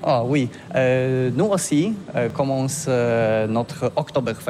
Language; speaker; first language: French; non-native, learner; Polish